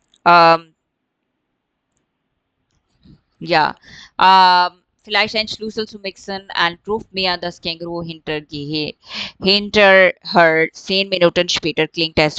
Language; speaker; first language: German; non-native, fluent; Hindi